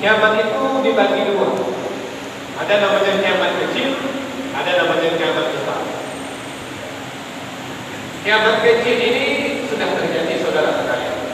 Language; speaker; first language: Indonesian; native; Indonesian